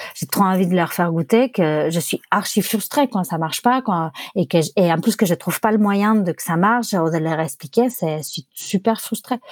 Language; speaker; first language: French; non-native, fluent; Spanish